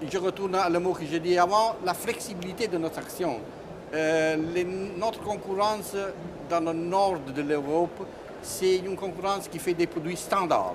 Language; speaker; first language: French; non-native, fluent; Italian